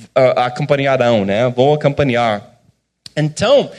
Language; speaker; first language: Portuguese; non-native, fluent; English